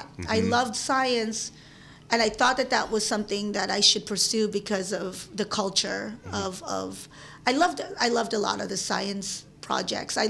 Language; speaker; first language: English; early bilingual, other home language; Filipino